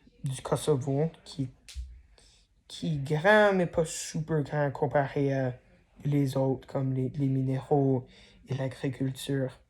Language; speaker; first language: French; non-native, learner; English